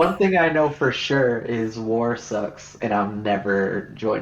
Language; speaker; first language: English; native; English